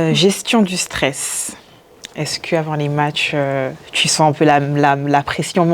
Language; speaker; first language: French; native; French